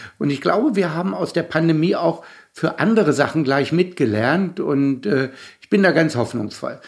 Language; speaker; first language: German; native; German